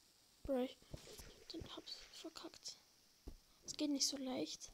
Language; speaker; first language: German; native; German